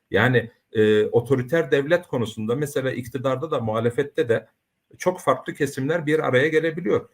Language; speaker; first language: Turkish; early bilingual, heritage; Turkish